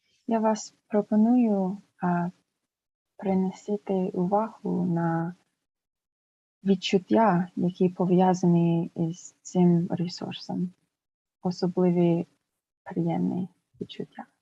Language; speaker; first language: Ukrainian; early bilingual, heritage; English